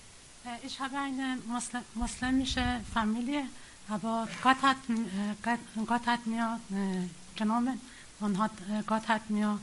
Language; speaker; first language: German; non-native, learner; Persian